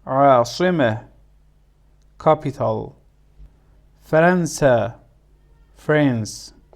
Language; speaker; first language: Arabic; non-native, fluent; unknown